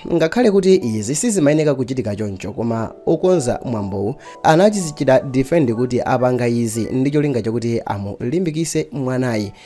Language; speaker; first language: Nyanja; native; Nyanja